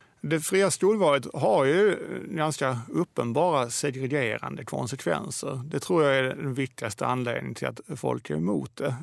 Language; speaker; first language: Swedish; native; Swedish